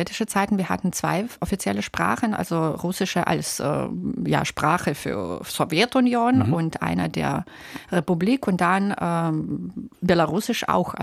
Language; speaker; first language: German; non-native, fluent; Russian